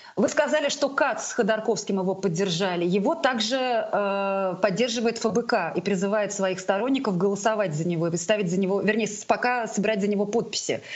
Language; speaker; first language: Russian; non-native, local second language; Tatar